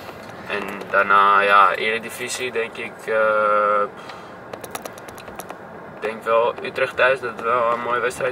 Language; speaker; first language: Dutch; non-native, fluent; Greek